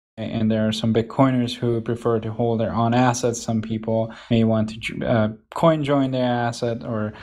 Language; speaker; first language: English; non-native, fluent; Hungarian